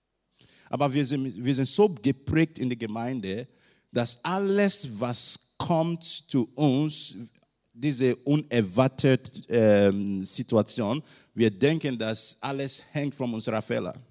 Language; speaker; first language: German; non-native, learner; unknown